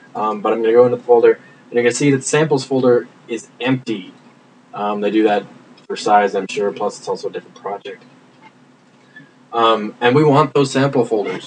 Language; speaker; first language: English; native; English